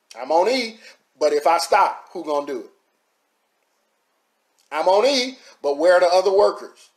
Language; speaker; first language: English; native; English